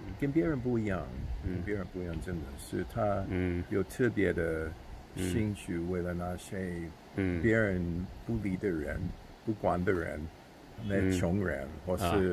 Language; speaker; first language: Chinese; non-native, fluent; English